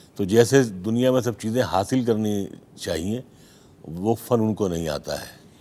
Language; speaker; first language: Hindi; native; Hindi